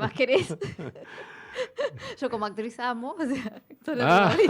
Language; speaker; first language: Spanish; native; Spanish